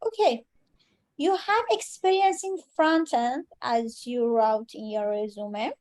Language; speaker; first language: English; non-native, fluent; Persian